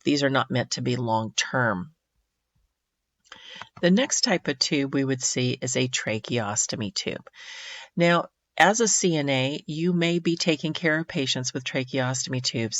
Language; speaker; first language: English; native; English